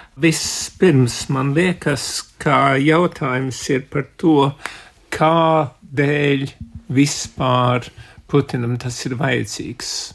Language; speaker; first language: Latvian; early bilingual, heritage; Latvian